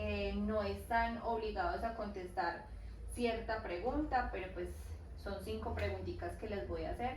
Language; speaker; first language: Spanish; native; Spanish